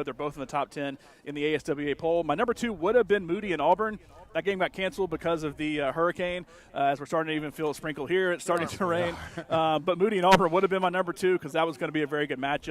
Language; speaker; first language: English; native; English